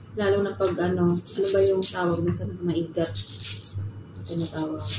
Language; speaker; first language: Filipino; non-native, local second language; Bikol